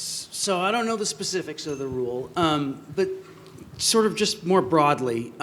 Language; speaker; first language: English; native; English